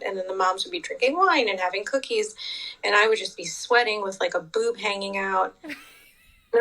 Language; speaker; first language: English; native; English